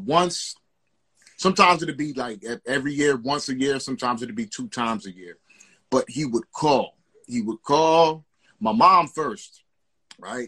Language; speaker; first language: English; native; English